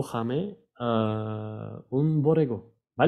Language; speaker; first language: Spanish; non-native, fluent; French